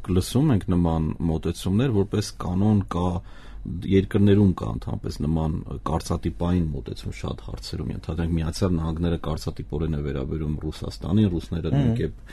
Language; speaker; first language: Armenian; native; Armenian